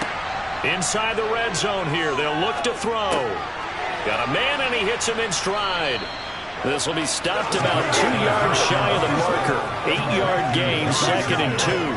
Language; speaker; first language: English; native; English